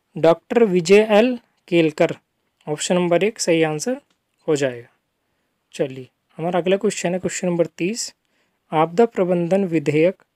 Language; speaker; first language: Hindi; native; Hindi